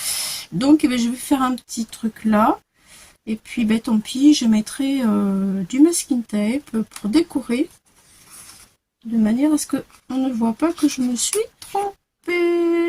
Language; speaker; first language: French; native; French